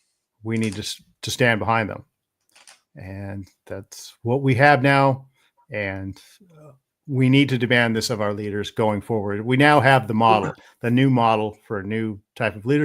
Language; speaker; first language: English; native; English